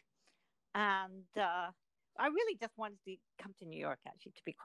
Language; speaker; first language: English; native; English